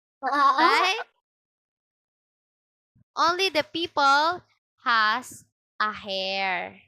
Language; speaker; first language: English; non-native, local second language; Filipino